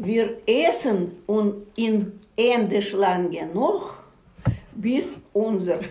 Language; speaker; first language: German; non-native, learner; Russian